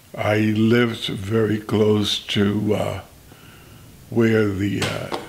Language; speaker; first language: English; non-native, fluent; Spanish